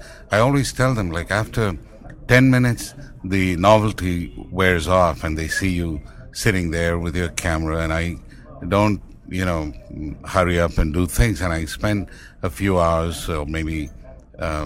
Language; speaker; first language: English; non-native, local second language; Tamil